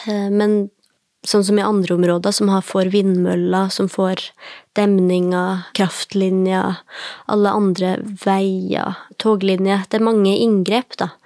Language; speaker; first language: Norwegian; native; Norwegian